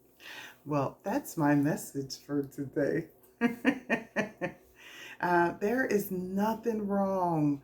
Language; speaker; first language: English; native; English